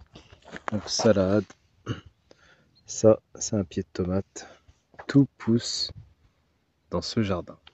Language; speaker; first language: French; native; French